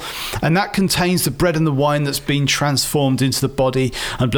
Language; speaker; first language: English; native; English